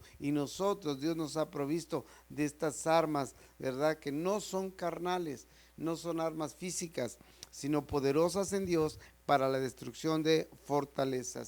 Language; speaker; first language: Spanish; native; Spanish